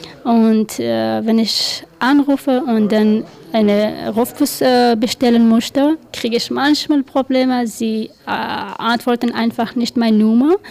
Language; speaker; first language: German; non-native, learner; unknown